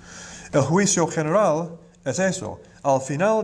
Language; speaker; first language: Spanish; non-native, learner; English